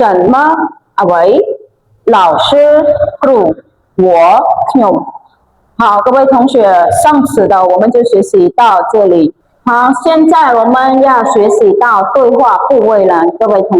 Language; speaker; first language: Chinese; non-native, fluent; Khmer